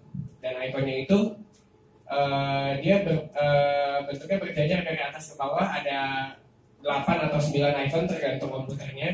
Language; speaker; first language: Indonesian; native; Indonesian